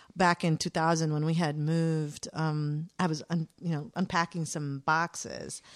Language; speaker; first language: English; native; English